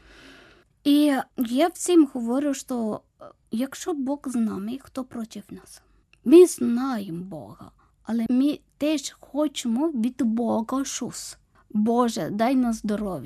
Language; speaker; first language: Ukrainian; non-native, learner; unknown